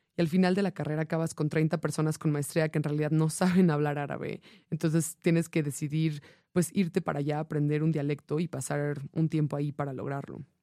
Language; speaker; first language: Spanish; non-native, fluent; English